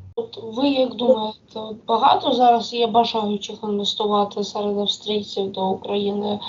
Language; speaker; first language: Ukrainian; native; Ukrainian